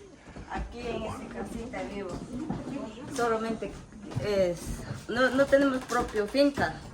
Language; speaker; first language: Spanish; non-native, local second language; Quechua